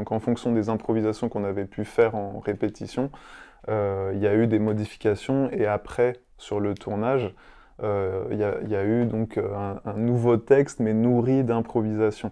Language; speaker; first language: French; native; French